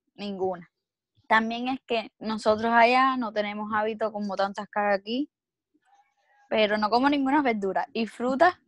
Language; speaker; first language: Spanish; native; Spanish